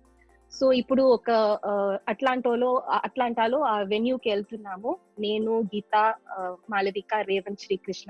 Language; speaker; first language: Telugu; non-native, local second language; Tamil